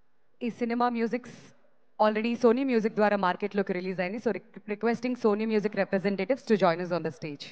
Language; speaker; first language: Telugu; native; Telugu